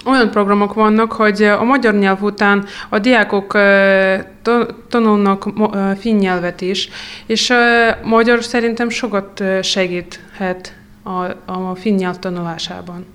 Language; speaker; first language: Hungarian; non-native, fluent; Russian